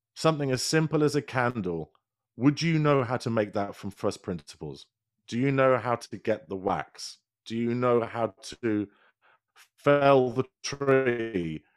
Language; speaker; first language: English; native; English